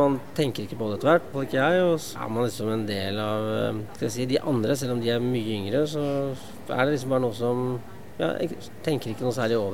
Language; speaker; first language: Norwegian; native; Norwegian